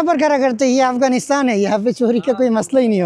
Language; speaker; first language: Hindi; non-native, fluent; Bangla